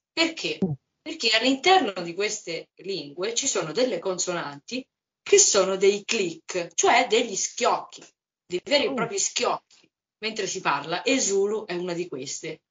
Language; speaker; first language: Italian; native; Italian